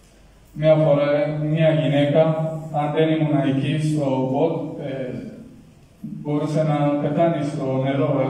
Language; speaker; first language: Greek; non-native, learner; Kurdish